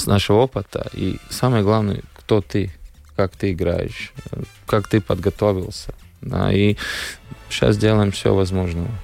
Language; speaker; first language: Russian; non-native, local second language; Latvian